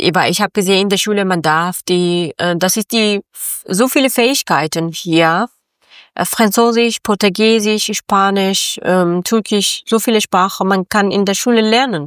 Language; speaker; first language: German; non-native, learner; Persian